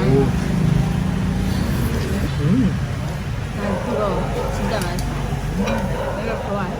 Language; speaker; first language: Korean; non-native, learner; Vietnamese